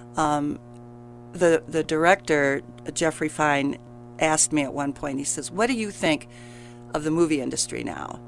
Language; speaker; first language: English; native; English